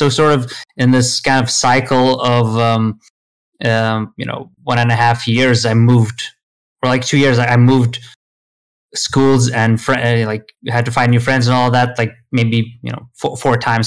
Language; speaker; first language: English; non-native, fluent; Swedish